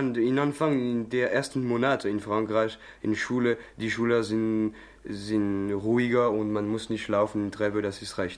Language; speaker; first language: German; non-native, learner; French